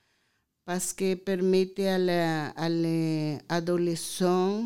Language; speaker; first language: French; non-native, learner; Spanish